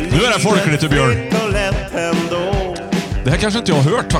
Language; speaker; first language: Swedish; native; Swedish